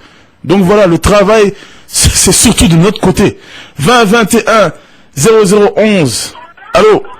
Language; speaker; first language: French; non-native, local second language; Bambara